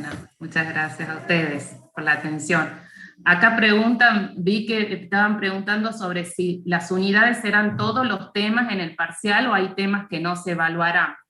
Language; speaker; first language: Spanish; native; Spanish